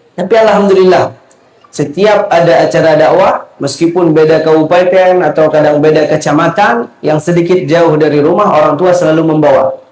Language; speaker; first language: Malay; non-native, local second language; Achinese